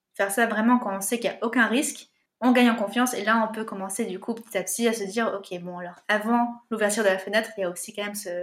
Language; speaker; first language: French; native; French